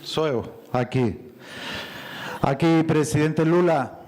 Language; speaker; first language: Portuguese; non-native, fluent; Spanish